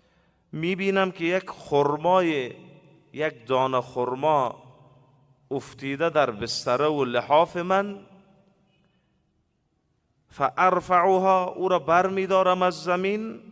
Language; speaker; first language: Persian; native; Persian